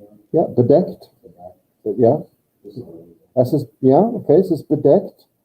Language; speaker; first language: German; non-native, fluent; English